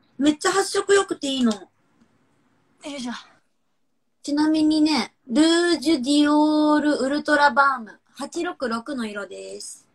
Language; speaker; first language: Japanese; native; Japanese